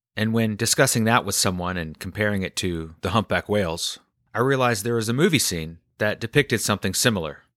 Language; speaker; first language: English; native; English